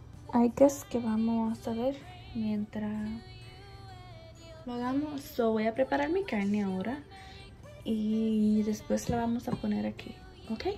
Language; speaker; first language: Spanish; early bilingual, heritage; Spanish